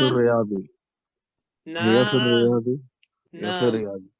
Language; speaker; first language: Arabic; non-native, learner; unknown